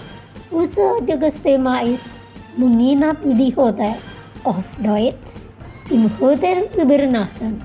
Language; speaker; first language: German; non-native, fluent; Indonesian